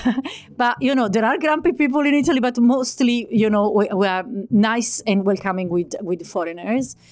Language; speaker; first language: English; non-native, fluent; Italian